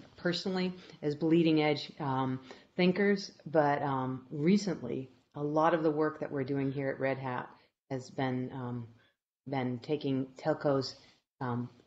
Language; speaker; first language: English; native; English